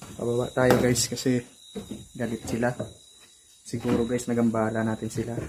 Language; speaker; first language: Filipino; native; Filipino